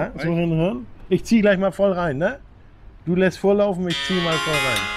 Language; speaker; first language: German; native; German